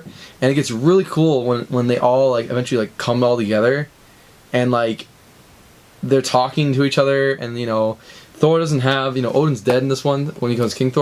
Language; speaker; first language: English; native; English